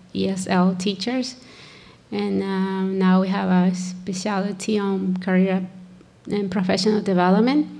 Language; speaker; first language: English; non-native, fluent; Spanish